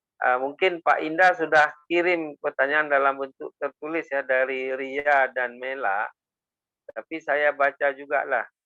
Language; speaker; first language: Malay; native; Malay